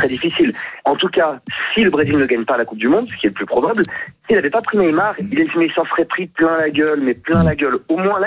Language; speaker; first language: French; native; French